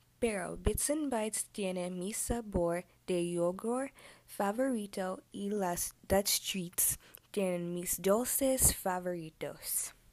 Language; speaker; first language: Spanish; non-native, learner; English